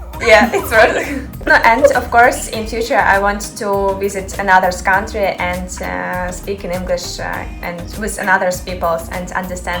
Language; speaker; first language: English; non-native, learner; Ukrainian